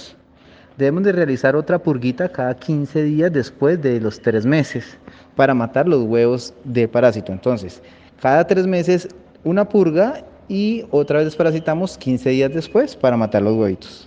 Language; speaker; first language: Spanish; native; Spanish